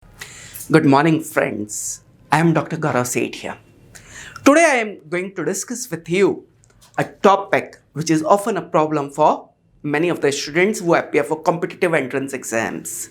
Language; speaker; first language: English; non-native, local second language; Hindi